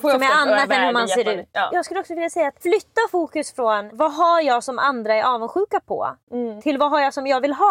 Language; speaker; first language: Swedish; native; Swedish